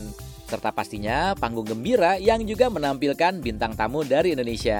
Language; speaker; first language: Indonesian; native; Indonesian